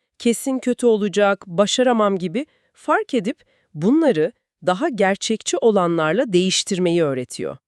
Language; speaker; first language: Turkish; native; Turkish